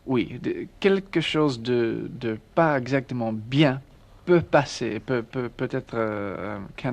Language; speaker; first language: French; non-native, learner; English